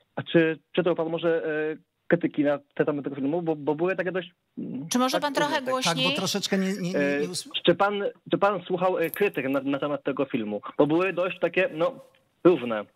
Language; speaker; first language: Polish; native; Polish